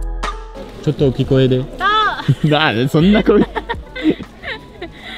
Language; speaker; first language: Japanese; non-native, learner; French